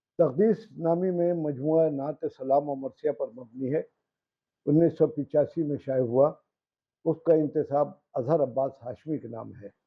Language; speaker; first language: Urdu; native; Urdu